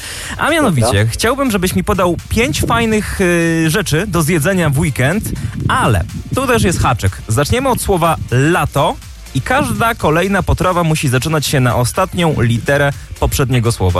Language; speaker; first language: Polish; native; Polish